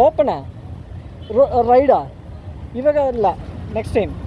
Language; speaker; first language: Kannada; non-native, learner; Malayalam